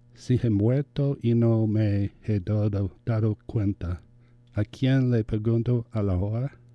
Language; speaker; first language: Spanish; non-native, learner; English